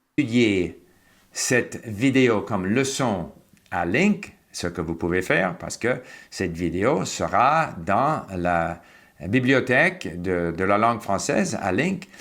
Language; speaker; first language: French; non-native, fluent; English